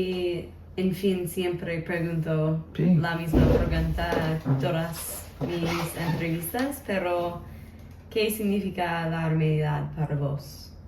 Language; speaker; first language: Spanish; non-native, learner; English